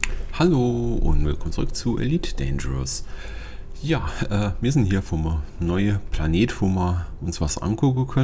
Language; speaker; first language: German; native; German